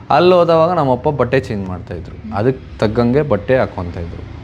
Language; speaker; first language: Kannada; native; Kannada